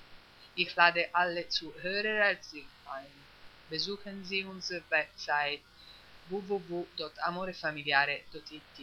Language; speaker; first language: German; non-native, fluent; Italian